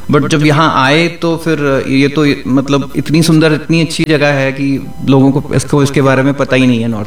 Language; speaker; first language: Hindi; native; Hindi